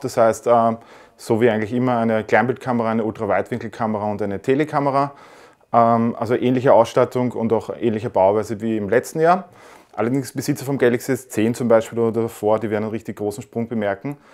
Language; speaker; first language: German; native; German